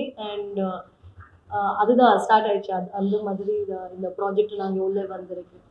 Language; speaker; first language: Tamil; non-native, fluent; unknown